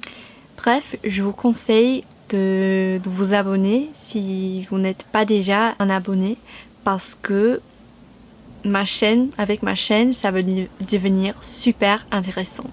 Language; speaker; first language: French; non-native, fluent; English